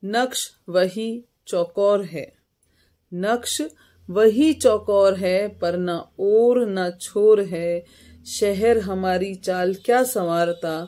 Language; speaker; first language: Hindi; native; Hindi